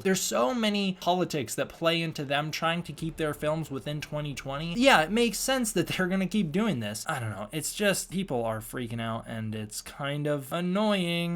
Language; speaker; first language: English; native; English